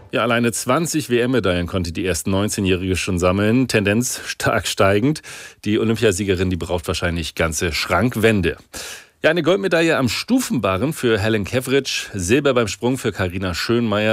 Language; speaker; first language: German; native; German